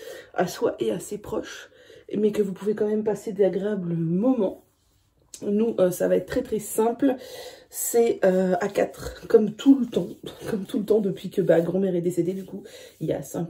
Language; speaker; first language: French; native; French